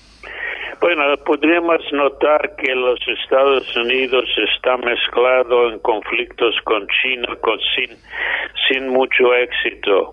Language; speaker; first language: Spanish; non-native, fluent; English